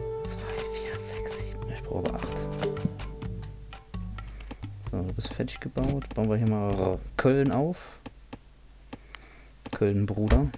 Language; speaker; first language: German; native; German